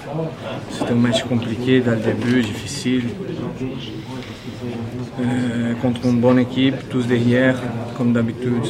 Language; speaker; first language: French; non-native, fluent; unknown